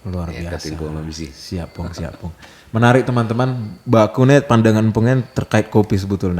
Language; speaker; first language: Indonesian; native; Indonesian